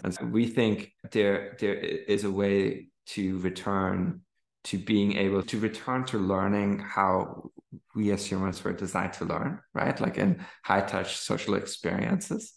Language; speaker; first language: English; non-native, fluent; German